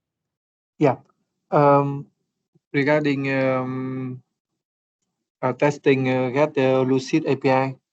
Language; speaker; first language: English; non-native, learner; Vietnamese